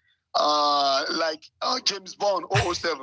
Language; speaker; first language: English; non-native, local second language; Yoruba